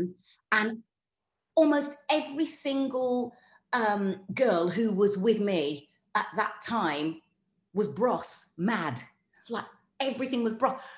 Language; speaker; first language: English; native; English